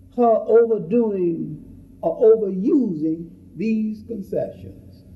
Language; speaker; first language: English; native; English